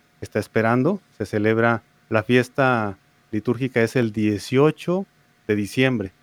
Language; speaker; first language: Spanish; native; Spanish